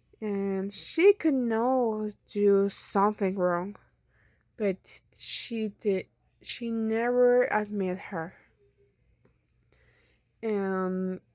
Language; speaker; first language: English; non-native, learner; Spanish